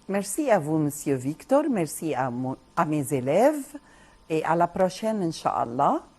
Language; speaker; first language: French; non-native, fluent; Arabic